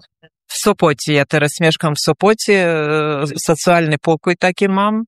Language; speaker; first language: Polish; early bilingual, heritage; Polish